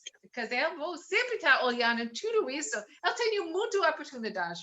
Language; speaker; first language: Portuguese; non-native, learner; English